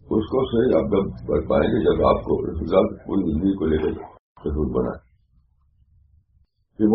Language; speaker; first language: Urdu; native; Urdu